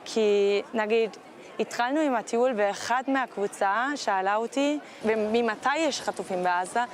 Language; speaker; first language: Hebrew; non-native, fluent; German